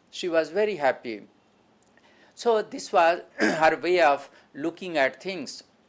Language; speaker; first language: English; non-native, local second language; Hindi